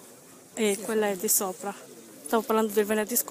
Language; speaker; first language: Italian; non-native, fluent; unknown